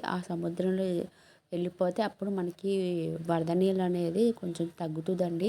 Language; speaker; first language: Telugu; native; Telugu